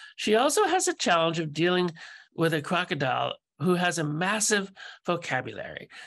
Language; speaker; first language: English; native; English